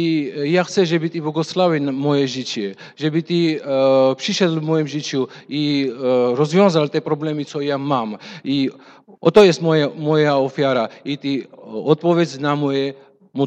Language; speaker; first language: Polish; non-native, fluent; Russian